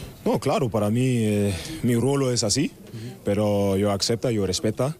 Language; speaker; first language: Spanish; non-native, learner; German